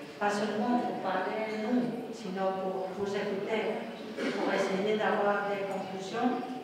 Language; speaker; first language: French; non-native, fluent; Spanish